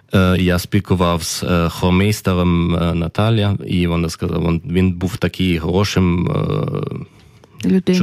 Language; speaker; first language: Ukrainian; non-native, learner; German